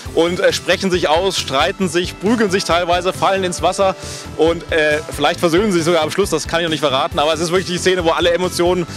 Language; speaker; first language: German; native; German